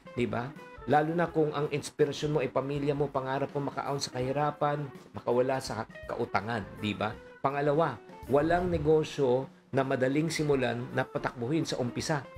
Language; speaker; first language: Filipino; native; Filipino